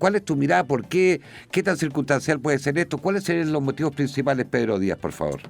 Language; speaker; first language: Spanish; native; Spanish